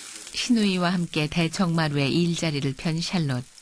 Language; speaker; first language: Korean; native; Korean